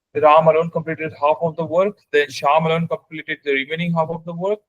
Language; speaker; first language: English; non-native, local second language; Bangla